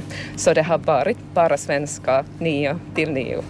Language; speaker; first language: Swedish; non-native, local second language; Finnish